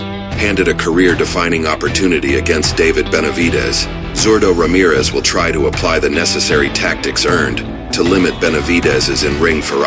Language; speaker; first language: English; native; English